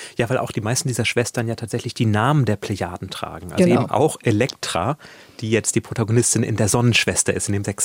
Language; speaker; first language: German; native; German